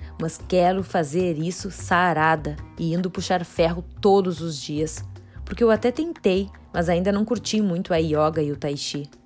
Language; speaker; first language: Portuguese; native; Portuguese